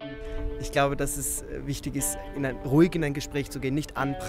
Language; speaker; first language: German; native; German